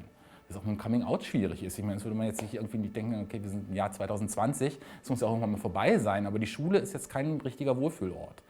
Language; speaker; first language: German; native; German